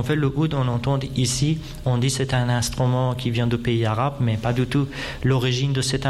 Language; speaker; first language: French; non-native, fluent; Persian